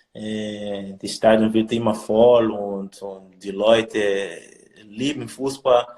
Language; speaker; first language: German; non-native, learner; Portuguese